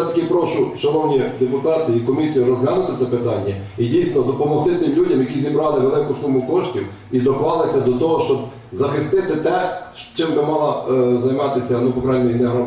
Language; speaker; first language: Ukrainian; native; Ukrainian